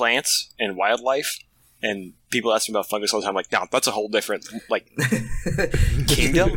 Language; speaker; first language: English; native; English